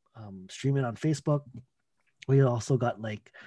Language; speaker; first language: English; native; English